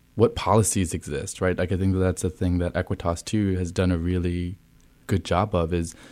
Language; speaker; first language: English; native; English